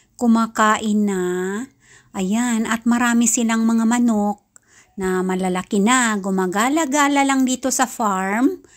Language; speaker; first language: Filipino; non-native, local second language; Kinaray-a